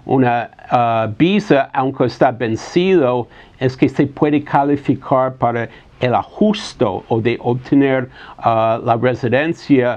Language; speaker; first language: Spanish; non-native, fluent; English